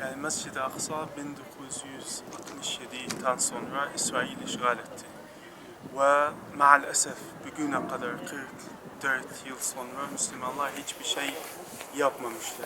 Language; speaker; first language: Turkish; non-native, learner; Arabic